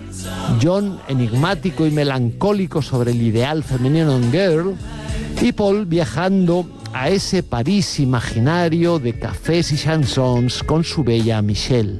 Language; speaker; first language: Spanish; native; Spanish